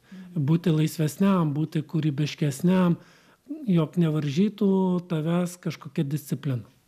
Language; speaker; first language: Lithuanian; native; Lithuanian